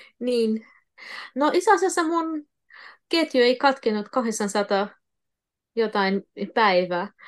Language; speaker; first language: Finnish; non-native, fluent; Russian